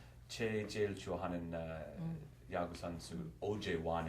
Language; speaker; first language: Korean; non-native, learner; English